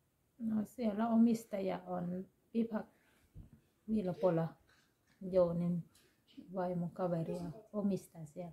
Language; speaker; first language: Finnish; non-native, learner; Thai